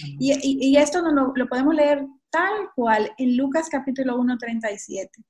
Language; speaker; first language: Spanish; native; Spanish